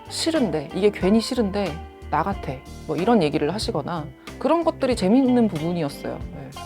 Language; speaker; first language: Korean; native; Korean